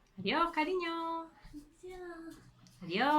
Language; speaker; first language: Spanish; native; Spanish